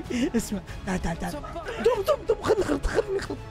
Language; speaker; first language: Arabic; native; Arabic